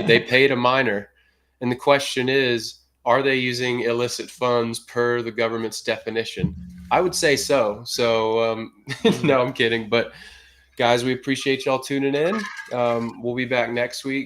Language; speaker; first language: English; native; English